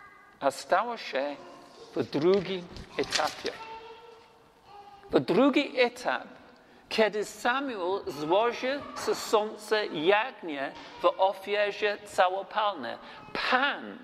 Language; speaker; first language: Polish; non-native, learner; English